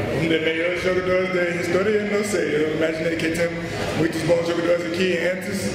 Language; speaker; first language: Portuguese; non-native, learner; English